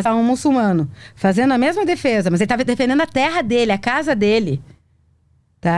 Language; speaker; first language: Portuguese; native; Portuguese